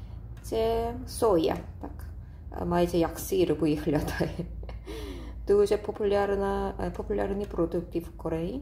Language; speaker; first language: Ukrainian; non-native, learner; Korean